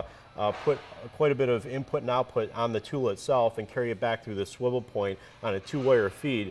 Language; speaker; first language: English; native; English